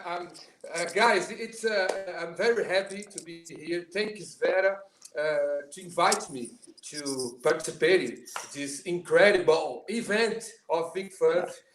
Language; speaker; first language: English; non-native, learner; Portuguese